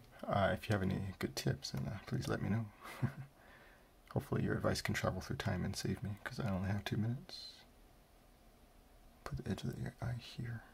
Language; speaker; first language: English; native; English